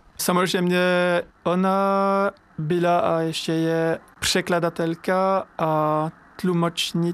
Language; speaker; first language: Czech; non-native, fluent; French